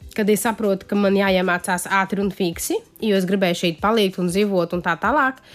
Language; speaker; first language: Latvian; non-native, fluent; Portuguese